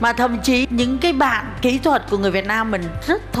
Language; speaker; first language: Vietnamese; native; Vietnamese